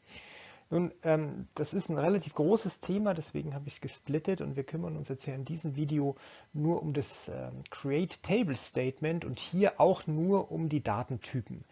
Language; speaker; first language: German; native; German